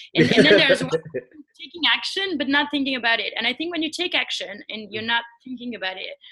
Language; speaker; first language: English; non-native, fluent; French